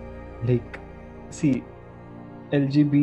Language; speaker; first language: English; non-native, local second language; Hindi